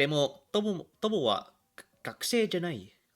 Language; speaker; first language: Japanese; non-native, learner; English